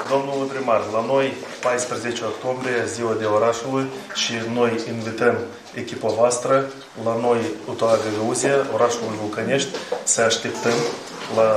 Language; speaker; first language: Romanian; non-native, learner; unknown